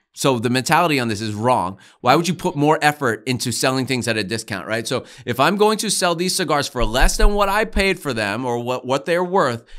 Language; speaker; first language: English; native; English